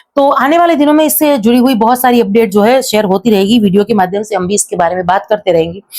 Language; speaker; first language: Hindi; native; Hindi